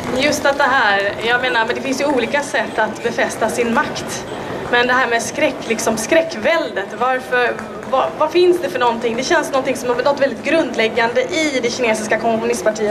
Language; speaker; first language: Swedish; native; Swedish